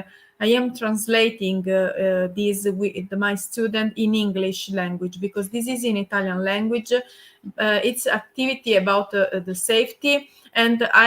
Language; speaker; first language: English; non-native, learner; Italian